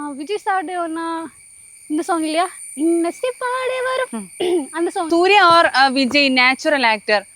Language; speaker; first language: Tamil; non-native, learner; Malayalam